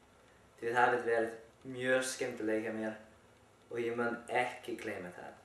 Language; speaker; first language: Icelandic; non-native, learner; English